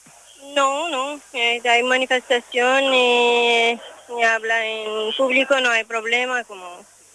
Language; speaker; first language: Spanish; non-native, learner; Arabic